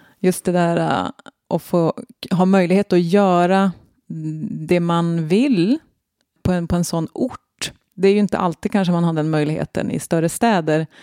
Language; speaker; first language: Swedish; native; Swedish